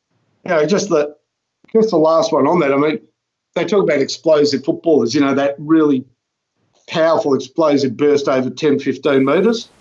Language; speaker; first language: English; native; English